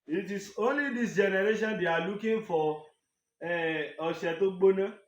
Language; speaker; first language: English; non-native, local second language; Yoruba